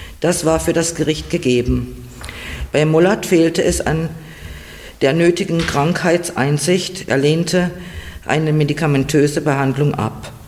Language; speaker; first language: German; native; German